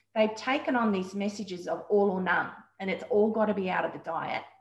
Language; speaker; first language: English; native; English